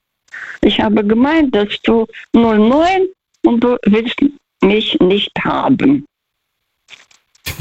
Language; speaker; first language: German; non-native, fluent; Russian